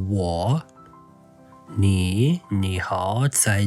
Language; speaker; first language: Chinese; non-native, learner; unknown